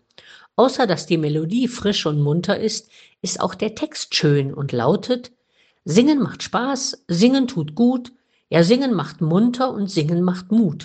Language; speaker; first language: German; native; German